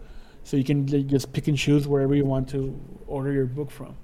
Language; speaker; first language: English; early bilingual, other home language; Spanish